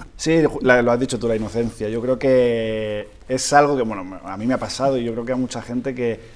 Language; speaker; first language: Spanish; native; Spanish